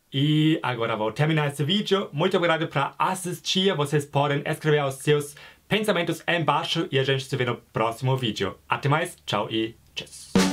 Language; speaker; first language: Portuguese; non-native, fluent; German